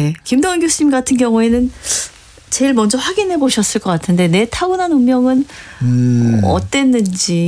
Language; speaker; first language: Korean; native; Korean